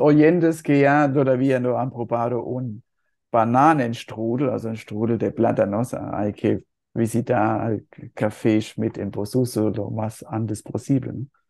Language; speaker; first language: Spanish; non-native, fluent; German